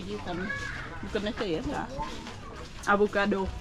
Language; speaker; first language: French; non-native, learner; Khmer